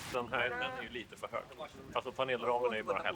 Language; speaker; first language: Swedish; native; Swedish